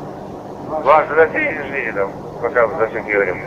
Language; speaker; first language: Russian; native; Russian